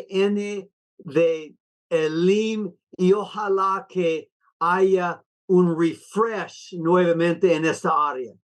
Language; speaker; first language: Spanish; non-native, fluent; English